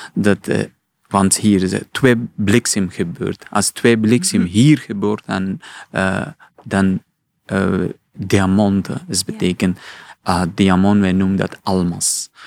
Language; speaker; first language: Dutch; non-native, learner; Persian